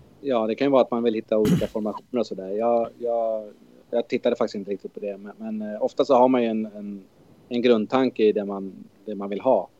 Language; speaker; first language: Swedish; native; Swedish